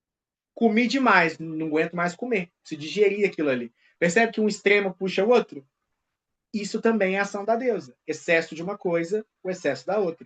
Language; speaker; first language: Portuguese; native; Portuguese